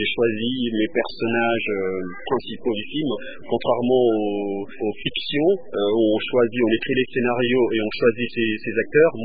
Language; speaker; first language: French; early bilingual, other home language; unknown